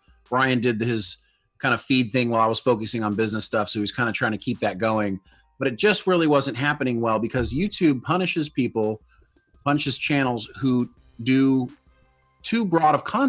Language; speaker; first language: English; native; English